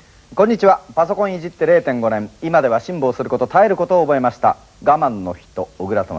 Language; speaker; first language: Japanese; native; Japanese